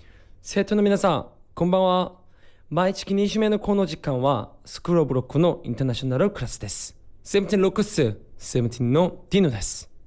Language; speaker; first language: Japanese; non-native, fluent; Korean